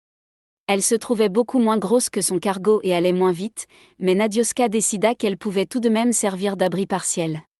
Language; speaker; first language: French; native; French